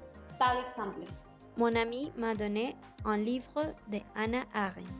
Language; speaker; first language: French; non-native, learner; Spanish